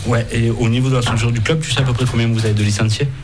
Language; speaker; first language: French; native; French